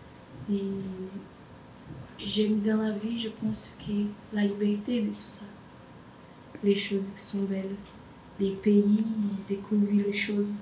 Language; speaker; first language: French; non-native, learner; Portuguese